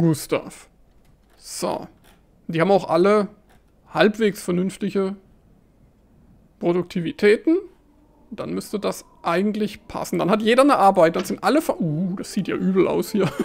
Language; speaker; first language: German; native; German